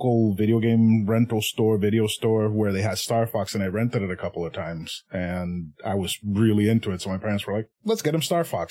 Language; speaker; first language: English; non-native, fluent; Spanish